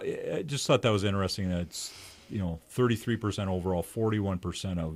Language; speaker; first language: English; native; English